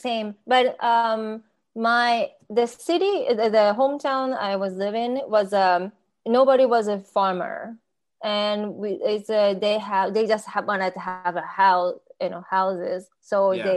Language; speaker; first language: English; non-native, learner; Japanese